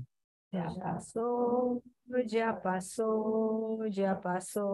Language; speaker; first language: Spanish; non-native, learner; Portuguese